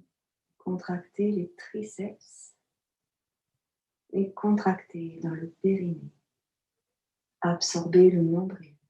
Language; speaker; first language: French; native; French